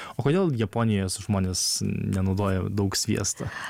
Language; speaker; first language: Lithuanian; native; Lithuanian